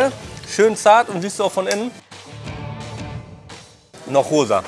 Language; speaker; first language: German; native; German